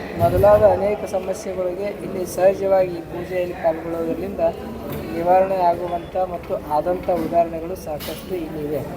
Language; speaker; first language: Kannada; native; Kannada